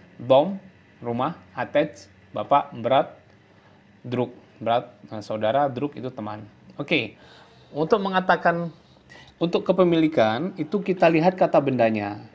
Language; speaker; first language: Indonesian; native; Indonesian